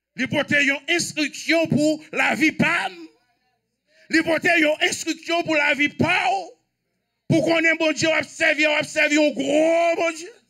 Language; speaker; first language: French; non-native, local second language; Haitian Creole